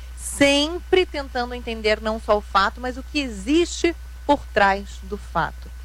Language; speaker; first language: Portuguese; native; Portuguese